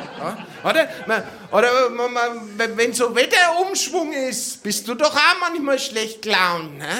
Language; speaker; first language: German; native; German